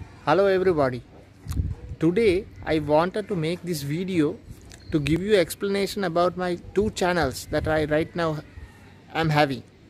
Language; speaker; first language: English; non-native, local second language; Sinhala